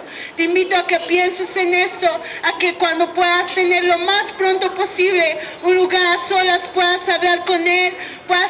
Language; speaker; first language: Spanish; native; Spanish